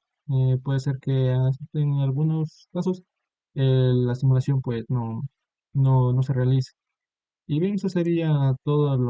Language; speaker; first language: Spanish; native; Spanish